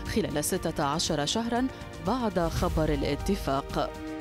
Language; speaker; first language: Arabic; native; Arabic